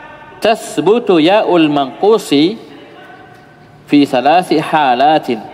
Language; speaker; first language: Arabic; non-native, fluent; Indonesian